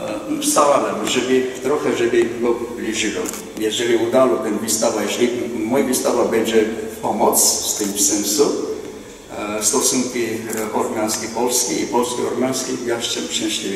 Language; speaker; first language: Polish; non-native, learner; Armenian